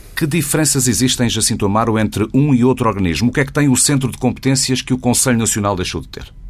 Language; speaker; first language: Portuguese; native; Portuguese